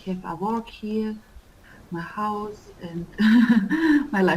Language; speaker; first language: English; non-native, learner; Russian